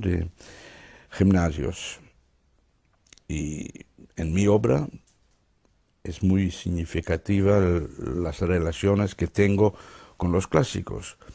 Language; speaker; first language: Spanish; non-native, fluent; Dutch